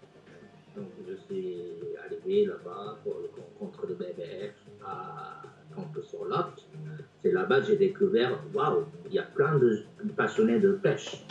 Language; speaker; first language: French; non-native, fluent; Japanese